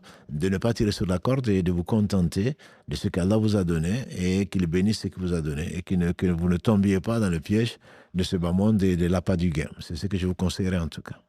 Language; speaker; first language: French; native; French